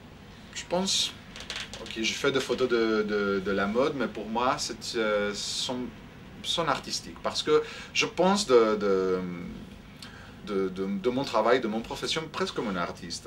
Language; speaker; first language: French; non-native, fluent; Greek